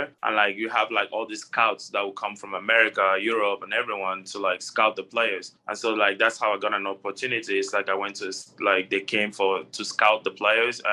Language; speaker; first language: English; non-native, local second language; French